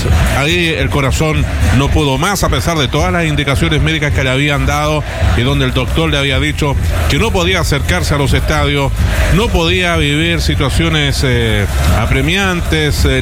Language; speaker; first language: Spanish; native; Spanish